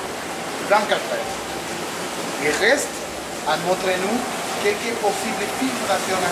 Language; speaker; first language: French; non-native, learner; Spanish